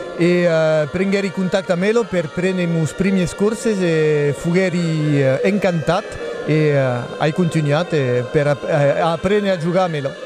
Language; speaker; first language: Occitan; non-native, local second language; French